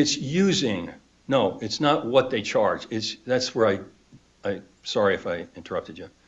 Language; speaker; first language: English; native; English